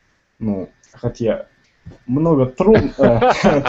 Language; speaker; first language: Russian; non-native, learner; Tamil